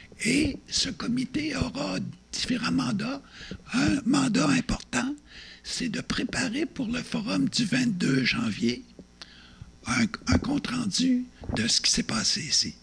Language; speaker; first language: French; native; French